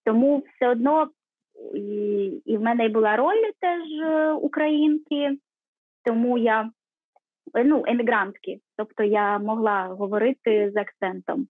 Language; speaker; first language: Ukrainian; native; Ukrainian